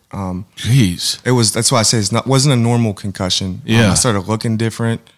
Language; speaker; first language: English; native; English